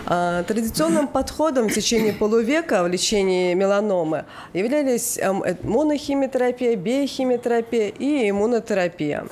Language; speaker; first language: Russian; native; Russian